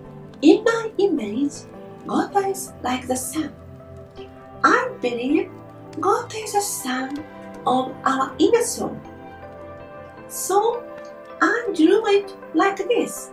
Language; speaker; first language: English; non-native, learner; Japanese